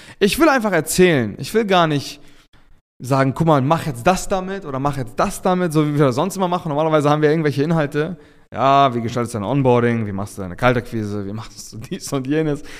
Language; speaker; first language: German; early bilingual, other home language; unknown